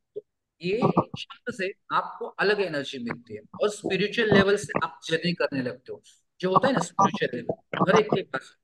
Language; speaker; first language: Hindi; non-native, local second language; Marathi